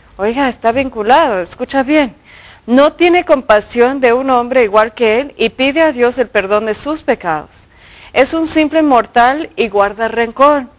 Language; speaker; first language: Spanish; early bilingual, other home language; English